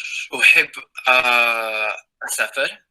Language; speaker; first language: Arabic; non-native, learner; English